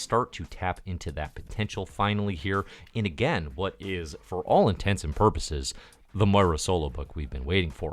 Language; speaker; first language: English; native; English